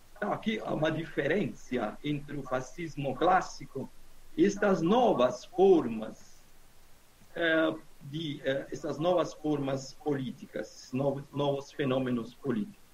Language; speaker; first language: Portuguese; non-native, fluent; Italian